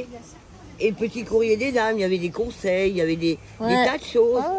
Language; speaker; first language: French; native; French